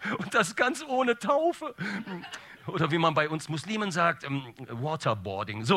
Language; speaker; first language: German; early bilingual, other home language; Turkish